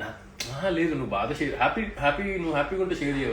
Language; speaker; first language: Telugu; native; Telugu